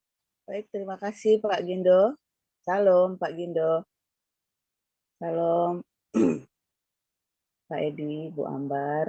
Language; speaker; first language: Indonesian; native; Indonesian